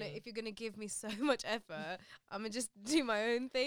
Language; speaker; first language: English; native; English